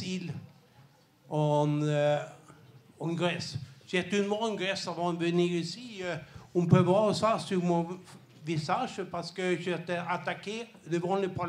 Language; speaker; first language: French; non-native, learner; Swedish